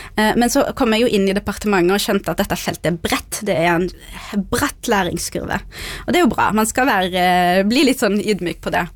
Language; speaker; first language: Norwegian; early bilingual, other home language; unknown